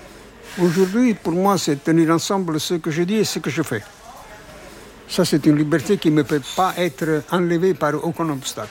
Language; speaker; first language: French; non-native, fluent; Italian